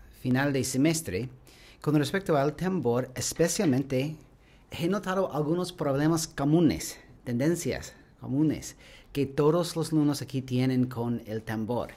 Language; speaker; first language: Spanish; non-native, learner; English